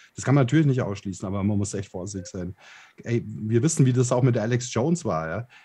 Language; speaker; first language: German; native; German